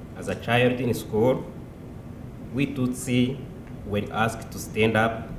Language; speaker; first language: English; non-native, local second language; Kinyarwanda